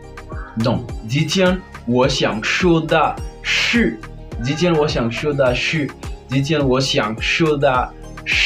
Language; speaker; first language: Chinese; non-native, fluent; French